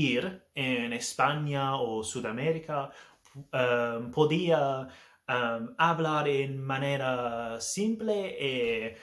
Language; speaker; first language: Spanish; non-native, learner; English